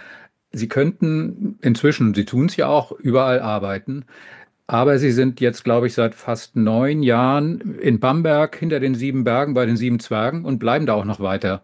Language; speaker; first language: German; native; German